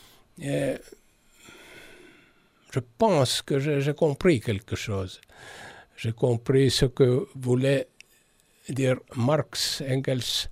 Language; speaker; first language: French; non-native, fluent; Estonian